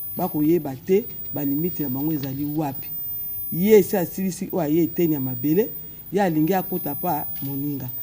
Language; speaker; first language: Lingala; non-native, local second language; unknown